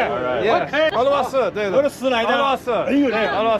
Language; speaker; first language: Chinese; non-native, learner; English